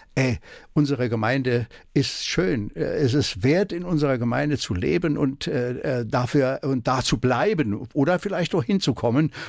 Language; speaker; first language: German; native; German